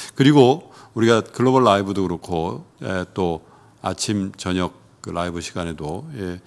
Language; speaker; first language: Korean; native; Korean